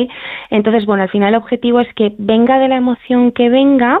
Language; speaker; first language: Spanish; native; Spanish